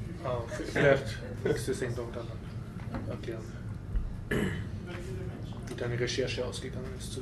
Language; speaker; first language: German; native; German